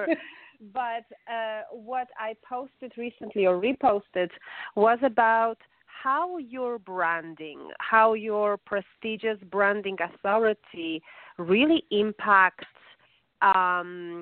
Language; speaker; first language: English; non-native, fluent; Polish